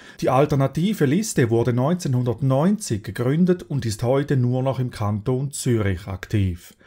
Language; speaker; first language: German; native; German